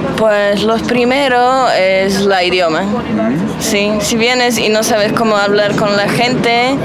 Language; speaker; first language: Spanish; non-native, fluent; Slovak